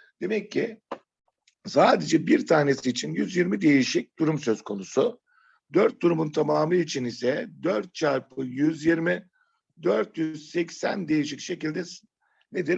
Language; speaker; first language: Turkish; native; Turkish